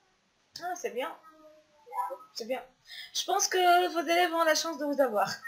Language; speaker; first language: French; non-native, local second language; Arabic